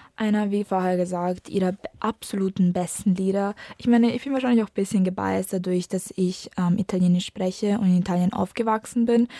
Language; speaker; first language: German; early bilingual, other home language; Italian